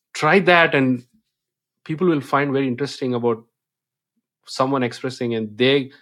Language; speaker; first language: English; non-native, local second language; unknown